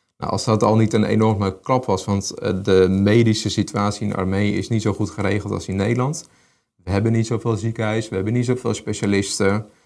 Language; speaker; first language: Dutch; early bilingual, other home language; Armenian